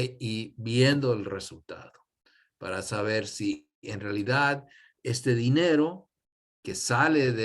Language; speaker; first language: Spanish; non-native, fluent; English